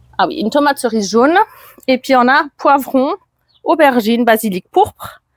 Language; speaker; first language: French; non-native, fluent; German